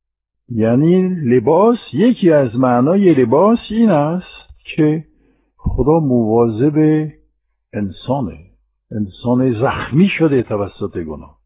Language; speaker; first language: Persian; non-native, fluent; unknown